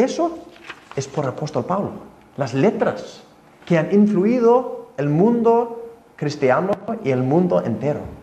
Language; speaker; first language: Spanish; non-native, fluent; Icelandic